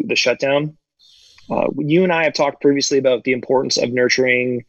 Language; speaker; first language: English; native; English